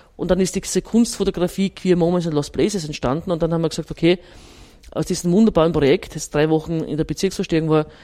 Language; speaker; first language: German; native; German